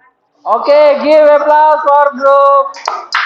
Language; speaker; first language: English; non-native, fluent; Indonesian